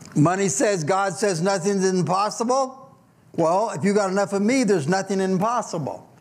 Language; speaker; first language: English; native; English